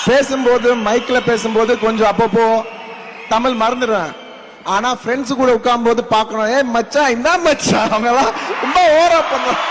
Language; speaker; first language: Tamil; non-native, local second language; Telugu